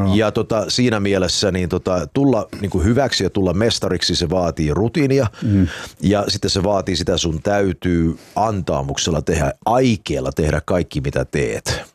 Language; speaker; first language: Finnish; early bilingual, heritage; Finnish